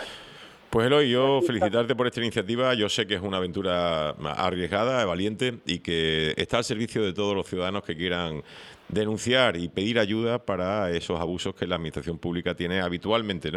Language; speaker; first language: Spanish; native; Spanish